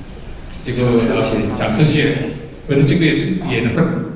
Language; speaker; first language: Chinese; early bilingual, heritage; Chinese